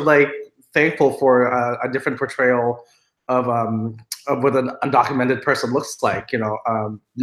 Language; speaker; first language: English; non-native, local second language; Filipino